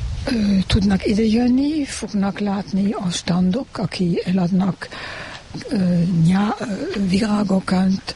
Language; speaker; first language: Hungarian; non-native, learner; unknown